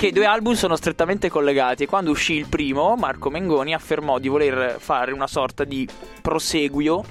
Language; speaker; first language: Italian; native; Italian